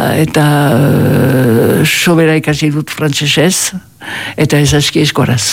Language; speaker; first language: Basque; native; Basque